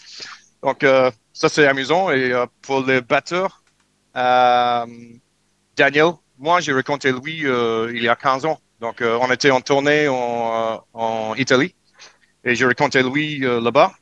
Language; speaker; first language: French; non-native, learner; English